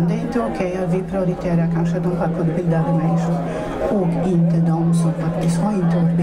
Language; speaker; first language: Swedish; non-native, fluent; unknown